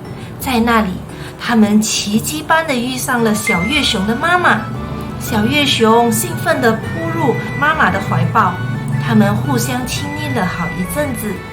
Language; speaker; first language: Chinese; native; Chinese